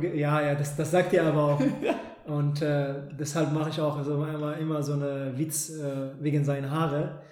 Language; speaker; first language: German; non-native, fluent; Amharic